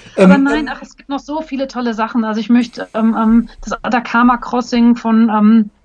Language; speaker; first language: German; native; German